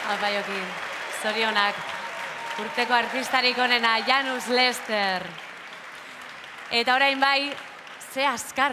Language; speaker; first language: Basque; native; Basque